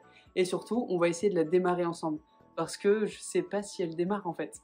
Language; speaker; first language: French; native; French